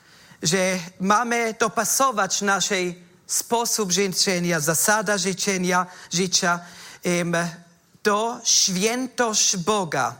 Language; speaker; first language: Polish; non-native, fluent; German